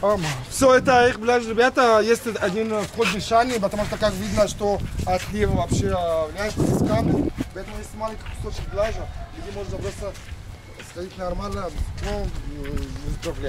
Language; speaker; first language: Russian; native; Russian